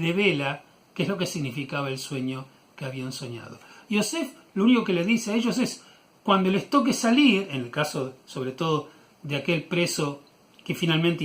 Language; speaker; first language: Spanish; native; Spanish